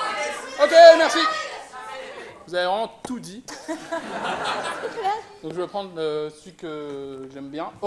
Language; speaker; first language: French; native; French